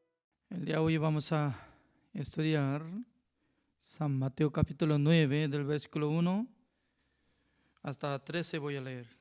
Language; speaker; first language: Spanish; non-native, fluent; Korean